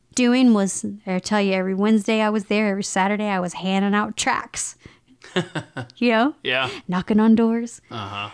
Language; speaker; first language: English; native; English